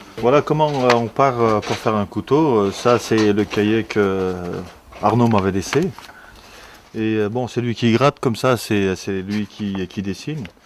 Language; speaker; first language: French; early bilingual, other home language; Turkish